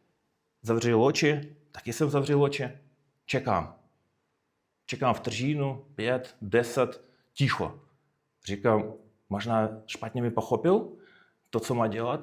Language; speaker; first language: Czech; non-native, fluent; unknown